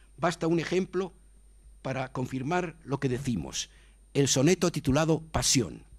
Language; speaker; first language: Spanish; native; Spanish